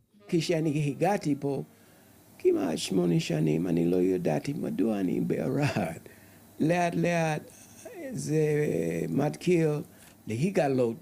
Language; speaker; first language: Hebrew; non-native, learner; English